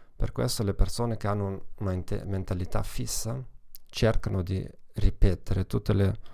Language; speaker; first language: Italian; non-native, learner; German